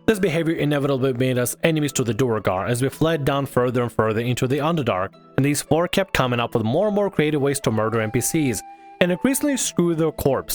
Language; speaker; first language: English; native; English